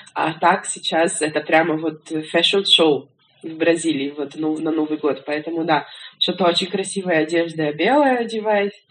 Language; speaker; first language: Russian; non-native, fluent; Persian